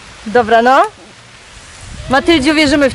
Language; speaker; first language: Polish; native; Polish